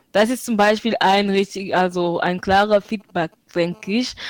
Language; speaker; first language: German; non-native, fluent; French